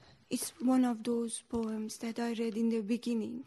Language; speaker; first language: English; non-native, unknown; Persian